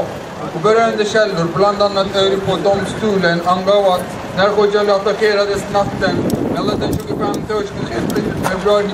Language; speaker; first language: Swedish; non-native, fluent; Azerbaijani